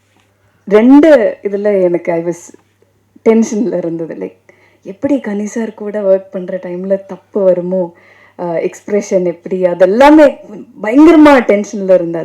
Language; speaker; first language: Tamil; non-native, fluent; Malayalam